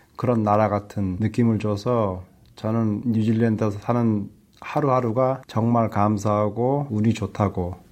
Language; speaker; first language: Korean; native; Korean